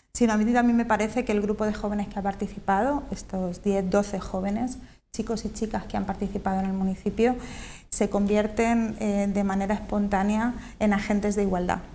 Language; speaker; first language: Spanish; native; Spanish